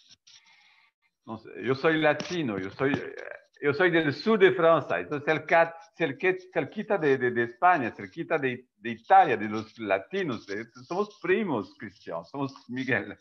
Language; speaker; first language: Spanish; non-native, fluent; French